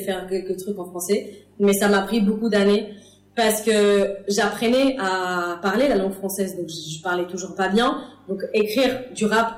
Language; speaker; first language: French; non-native, fluent; English